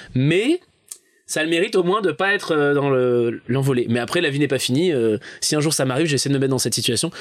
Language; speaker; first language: French; native; French